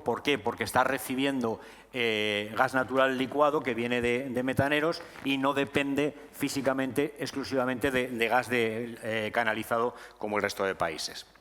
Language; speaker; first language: Spanish; native; Spanish